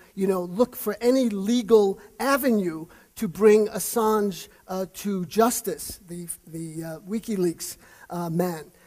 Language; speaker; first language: English; native; English